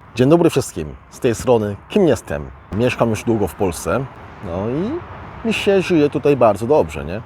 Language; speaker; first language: Polish; early bilingual, other home language; Korean